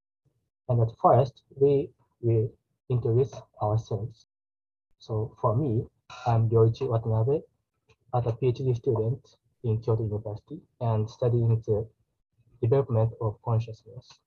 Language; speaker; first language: English; non-native, learner; Japanese